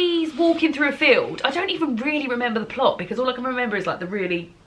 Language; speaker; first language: English; native; English